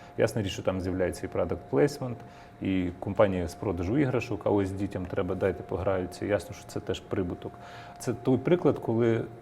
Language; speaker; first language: Ukrainian; native; Ukrainian